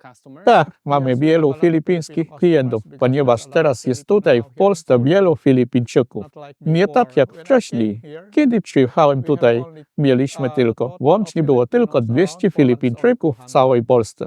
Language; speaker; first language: Polish; non-native, fluent; Filipino